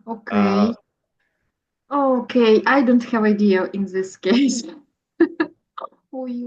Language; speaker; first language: English; non-native, learner; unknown